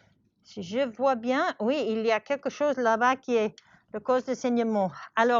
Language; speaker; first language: French; non-native, learner; English